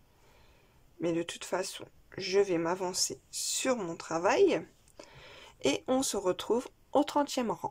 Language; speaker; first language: French; native; French